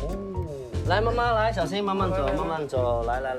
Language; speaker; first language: Chinese; native; Chinese